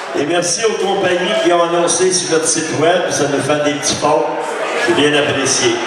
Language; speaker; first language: French; native; French